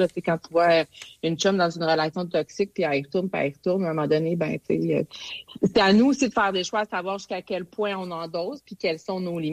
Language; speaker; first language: French; native; French